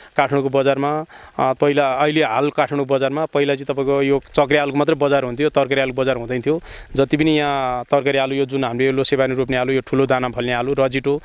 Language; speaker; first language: Nepali; non-native, local second language; Sherpa